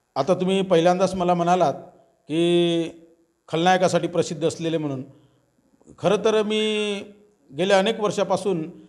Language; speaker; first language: Marathi; native; Marathi